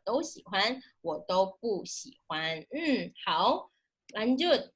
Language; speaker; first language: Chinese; non-native, fluent; Indonesian